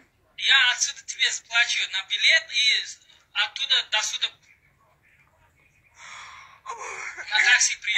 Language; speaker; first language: Russian; non-native, learner; Uzbek